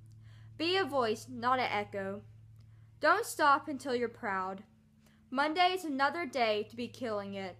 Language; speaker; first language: English; native; English